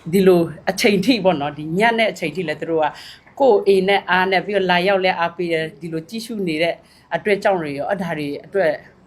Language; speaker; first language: Burmese; native; Burmese